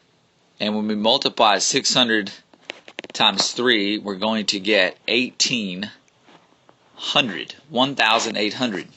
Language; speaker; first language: English; native; English